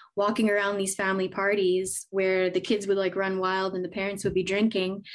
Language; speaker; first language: English; native; English